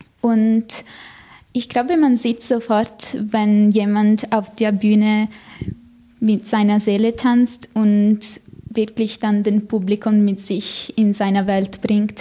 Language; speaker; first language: German; non-native, fluent; Italian